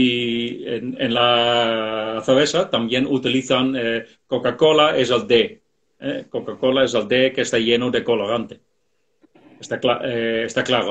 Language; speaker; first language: Spanish; non-native, fluent; Dutch